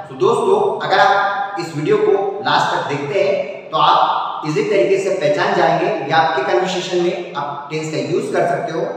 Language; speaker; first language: Hindi; native; Hindi